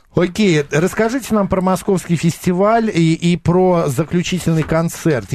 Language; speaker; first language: Russian; native; Russian